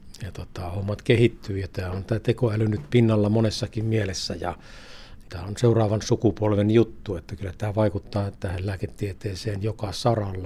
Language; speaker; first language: Finnish; native; Finnish